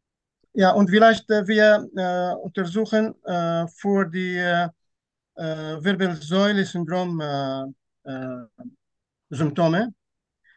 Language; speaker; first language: German; non-native, fluent; Turkish